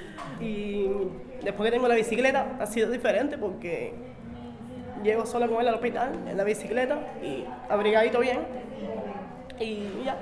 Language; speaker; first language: Spanish; native; Spanish